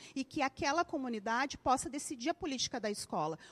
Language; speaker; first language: Portuguese; native; Portuguese